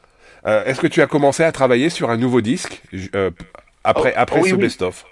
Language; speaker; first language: French; native; French